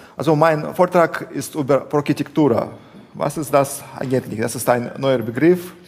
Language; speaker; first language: German; non-native, fluent; Russian